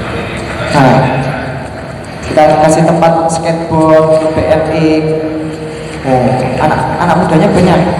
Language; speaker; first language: Indonesian; non-native, local second language; Javanese